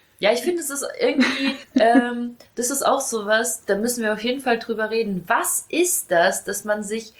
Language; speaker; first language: German; early bilingual, other home language; Russian